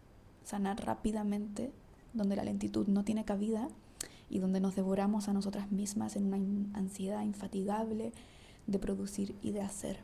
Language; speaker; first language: Spanish; native; Spanish